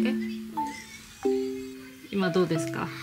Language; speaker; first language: Japanese; native; Japanese